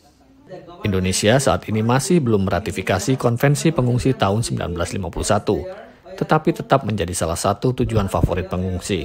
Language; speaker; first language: Indonesian; native; Indonesian